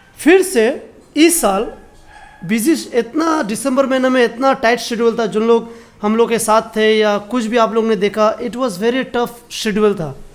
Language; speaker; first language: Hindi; non-native, local second language; Bangla